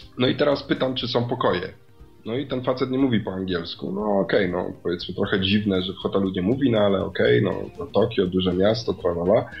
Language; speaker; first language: Polish; native; Polish